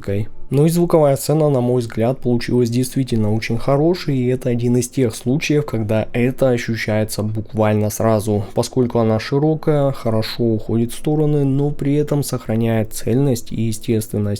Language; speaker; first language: Russian; native; Russian